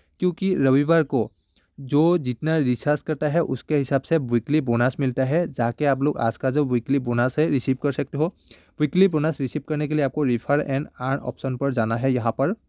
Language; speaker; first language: Hindi; non-native, local second language; Bangla